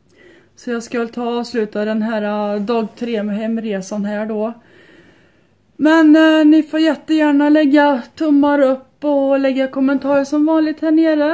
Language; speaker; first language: Swedish; native; Swedish